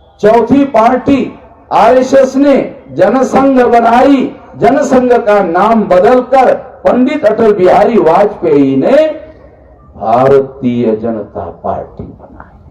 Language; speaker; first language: Hindi; non-native, local second language; Marathi